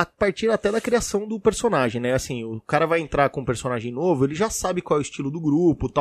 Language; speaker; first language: Portuguese; native; Portuguese